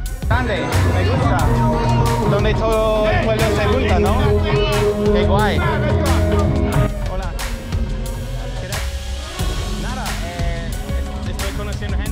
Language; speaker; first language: Spanish; non-native, fluent; English